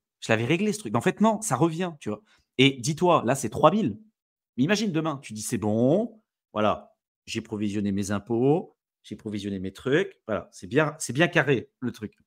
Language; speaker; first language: French; native; French